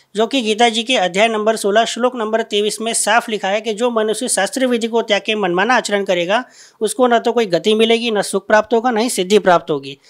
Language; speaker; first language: Hindi; non-native, local second language; Gujarati